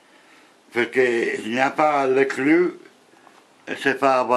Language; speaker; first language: French; non-native, learner; Italian